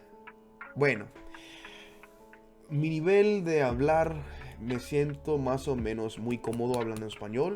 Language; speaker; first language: Spanish; non-native, fluent; English